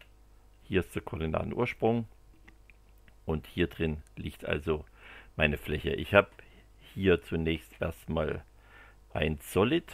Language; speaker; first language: German; native; German